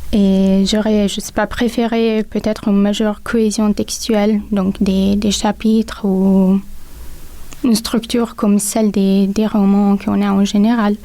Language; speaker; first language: French; non-native, local second language; Italian